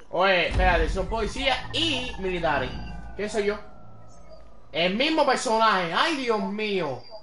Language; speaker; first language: Spanish; early bilingual, heritage; Spanish